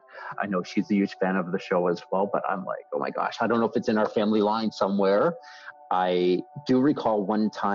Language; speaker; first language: English; native; English